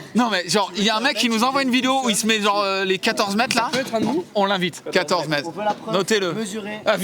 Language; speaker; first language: French; native; French